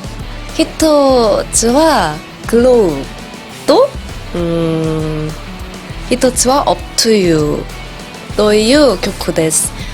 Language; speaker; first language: Japanese; non-native, learner; Korean